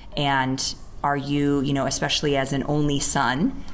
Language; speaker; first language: English; native; English